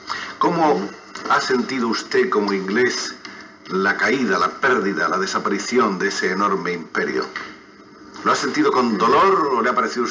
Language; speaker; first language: Spanish; native; Spanish